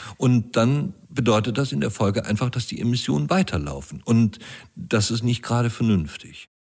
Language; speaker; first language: German; native; German